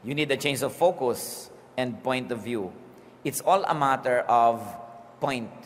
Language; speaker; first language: English; non-native, local second language; Filipino